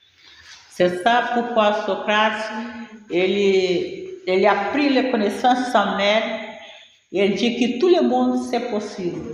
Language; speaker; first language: Portuguese; non-native, learner; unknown